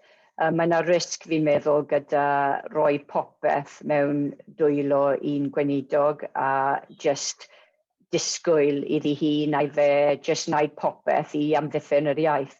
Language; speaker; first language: Welsh; non-native, local second language; English